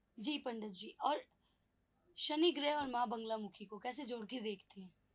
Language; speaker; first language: Hindi; native; Hindi